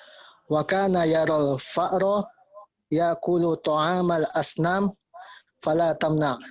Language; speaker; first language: Arabic; non-native, learner; Indonesian